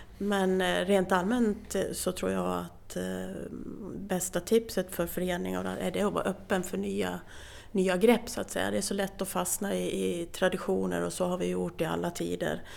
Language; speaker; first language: Swedish; native; Swedish